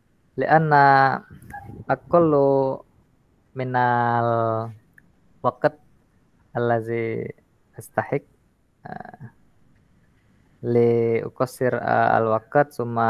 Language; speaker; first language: Arabic; non-native, learner; Indonesian